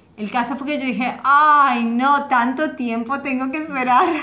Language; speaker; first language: Spanish; native; Spanish